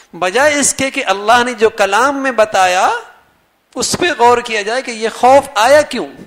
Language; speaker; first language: Urdu; native; Urdu